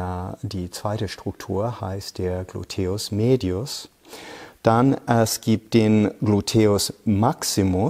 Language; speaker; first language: German; non-native, fluent; English